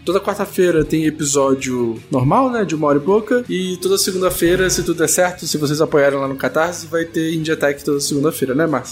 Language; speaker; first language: Portuguese; native; Portuguese